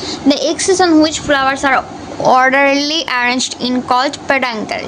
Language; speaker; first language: English; non-native, local second language; Bangla